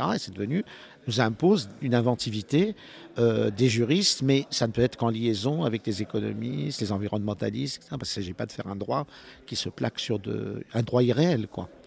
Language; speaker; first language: French; native; French